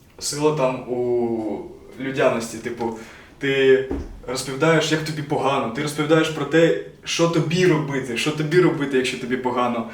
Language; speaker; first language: Ukrainian; non-native, local second language; Russian